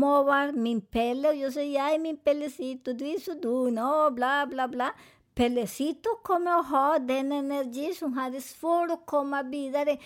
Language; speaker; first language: Swedish; non-native, fluent; Spanish